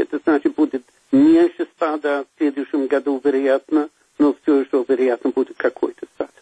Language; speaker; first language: Russian; non-native, fluent; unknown